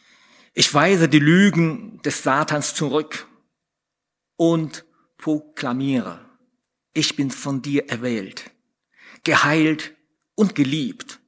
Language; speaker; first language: German; non-native, fluent; Chinese